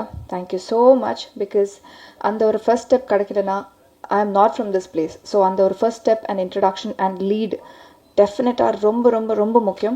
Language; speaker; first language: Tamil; non-native, learner; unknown